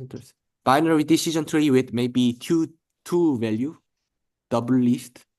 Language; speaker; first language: English; non-native, learner; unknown